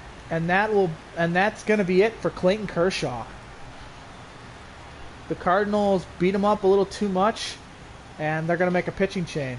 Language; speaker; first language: English; native; English